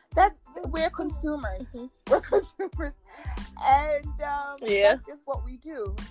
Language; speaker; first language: English; non-native, local second language; Akan